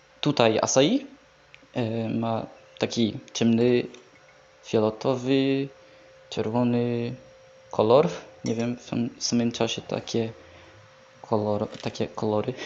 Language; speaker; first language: Polish; non-native, learner; Portuguese